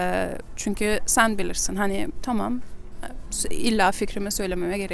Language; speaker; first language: Turkish; early bilingual, heritage; German